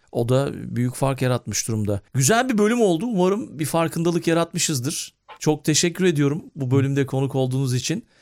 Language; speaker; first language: Turkish; native; Turkish